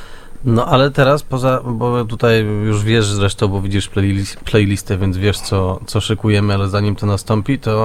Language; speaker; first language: Polish; native; Polish